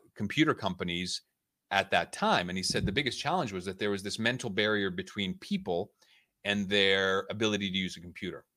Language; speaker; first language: English; native; English